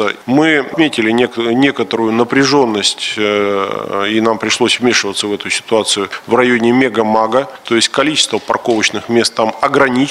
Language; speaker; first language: Russian; native; Russian